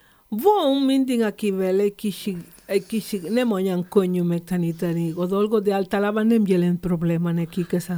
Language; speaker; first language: Hungarian; non-native, learner; Spanish